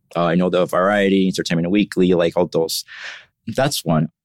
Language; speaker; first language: English; non-native, fluent; Portuguese